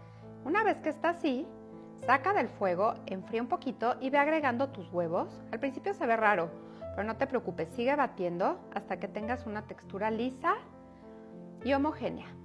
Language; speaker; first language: Spanish; native; Spanish